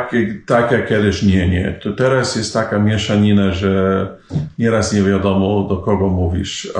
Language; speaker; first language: Polish; early bilingual, heritage; Polish